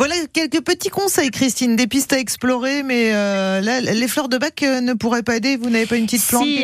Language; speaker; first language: French; native; French